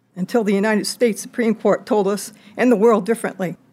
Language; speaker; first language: English; native; English